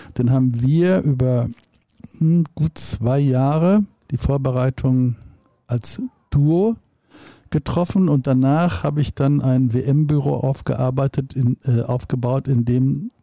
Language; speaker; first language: German; native; German